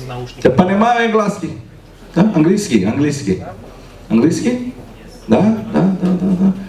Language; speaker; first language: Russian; non-native, learner; English